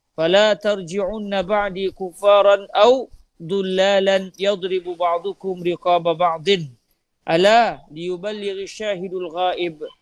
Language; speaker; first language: Arabic; non-native, fluent; Malay